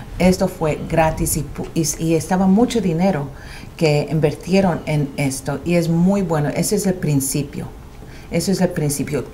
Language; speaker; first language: Spanish; early bilingual, heritage; Spanish